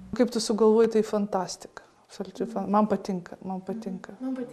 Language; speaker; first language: Lithuanian; native; Lithuanian